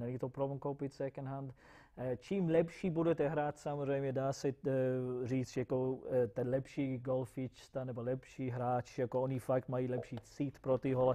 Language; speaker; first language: Czech; non-native, fluent; English